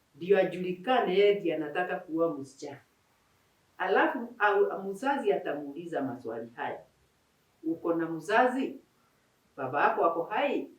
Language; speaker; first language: Swahili; non-native, local second language; Kikuyu